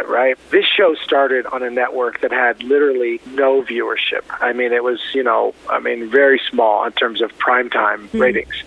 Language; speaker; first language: English; native; English